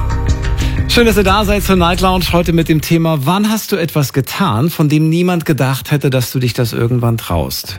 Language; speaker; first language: German; native; German